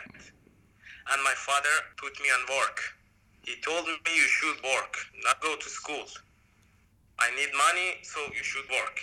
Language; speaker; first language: English; non-native, learner; Persian